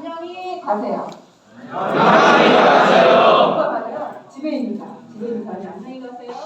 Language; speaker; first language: Korean; non-native, learner; Burmese